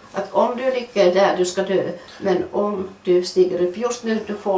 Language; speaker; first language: Swedish; non-native, fluent; Finnish